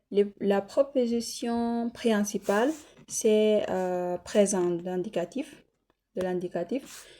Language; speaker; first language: French; non-native, learner; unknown